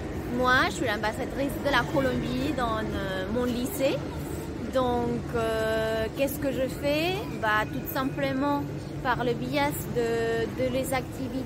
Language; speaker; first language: French; non-native, fluent; Spanish